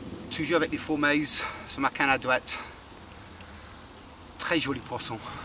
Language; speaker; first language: French; non-native, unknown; English